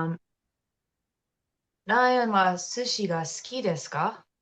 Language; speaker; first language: Japanese; non-native, fluent; English